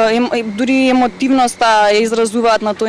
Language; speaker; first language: Macedonian; native; Macedonian